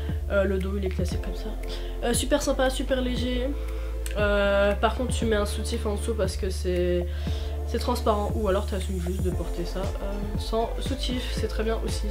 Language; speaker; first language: French; native; French